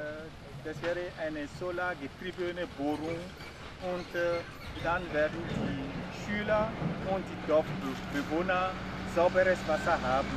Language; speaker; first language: German; non-native, fluent; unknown